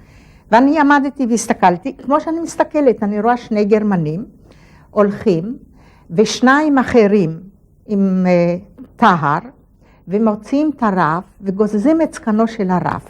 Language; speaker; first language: Hebrew; non-native, fluent; Polish